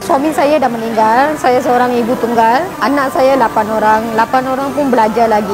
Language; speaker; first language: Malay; non-native, local second language; Tamil